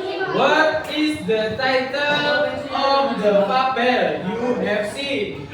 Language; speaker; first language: English; non-native, learner; Indonesian